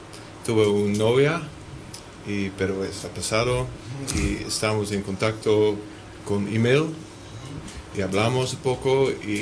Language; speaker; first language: Spanish; non-native, learner; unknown